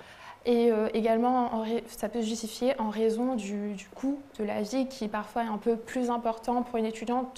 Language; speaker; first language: French; native; French